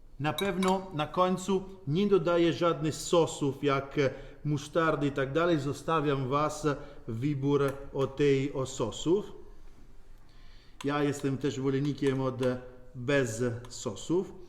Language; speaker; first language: Polish; non-native, learner; Italian